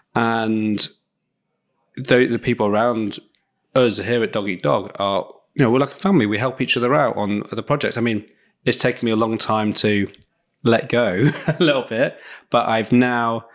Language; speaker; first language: English; native; English